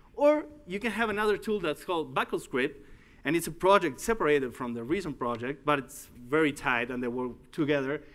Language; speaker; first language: English; non-native, fluent; Spanish